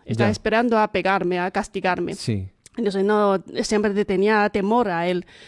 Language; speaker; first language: Spanish; non-native, fluent; Chinese